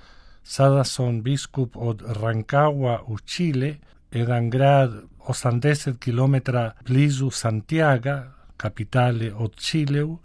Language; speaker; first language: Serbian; early bilingual, heritage; Spanish